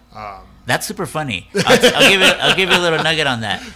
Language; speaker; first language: English; early bilingual, other home language; Spanish